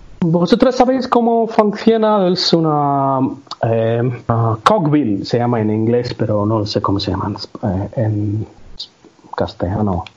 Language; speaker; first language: Spanish; non-native, learner; Tamil